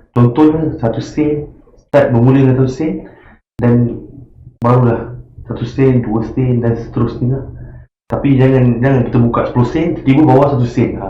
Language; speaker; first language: Malay; native; Malay